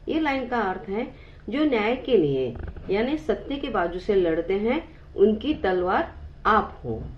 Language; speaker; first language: Hindi; non-native, local second language; Marathi